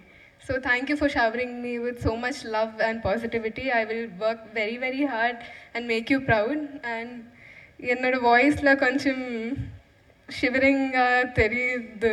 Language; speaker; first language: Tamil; non-native, fluent; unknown